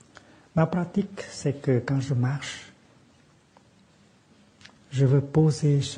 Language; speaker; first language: French; non-native, fluent; Vietnamese